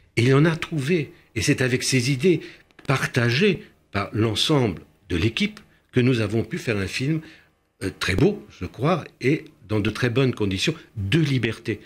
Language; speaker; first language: French; early bilingual, other home language; Romanian